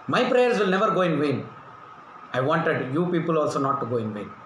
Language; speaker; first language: English; non-native, local second language; Telugu